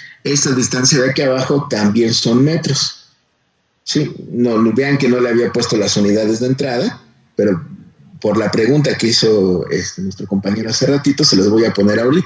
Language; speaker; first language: Spanish; native; Spanish